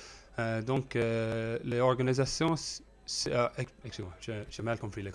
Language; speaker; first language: French; non-native, learner; English